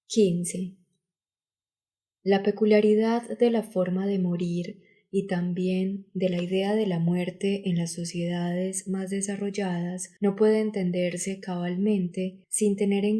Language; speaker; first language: Spanish; native; Spanish